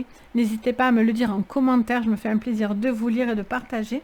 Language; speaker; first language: French; native; French